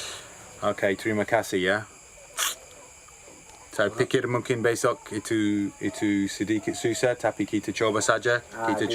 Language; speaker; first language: Indonesian; non-native, learner; English